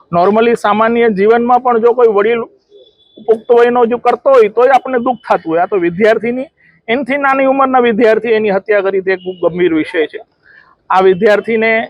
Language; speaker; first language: Gujarati; non-native, local second language; Sindhi